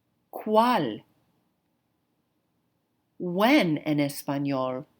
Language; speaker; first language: Spanish; non-native, fluent; English